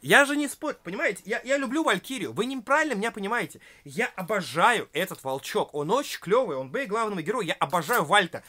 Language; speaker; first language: Russian; native; Russian